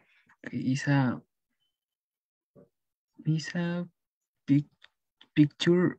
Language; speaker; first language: English; non-native, learner; Spanish